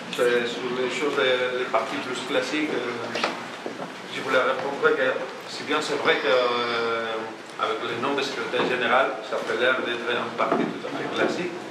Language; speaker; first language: French; non-native, fluent; Spanish